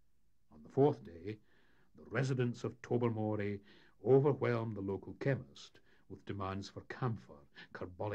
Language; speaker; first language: English; native; English